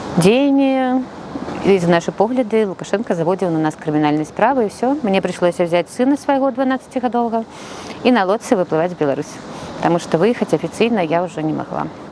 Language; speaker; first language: Belarusian; non-native, local second language; Russian